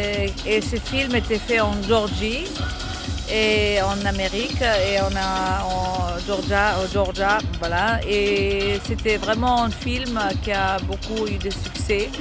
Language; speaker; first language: French; non-native, fluent; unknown